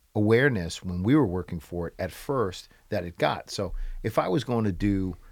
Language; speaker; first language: English; native; English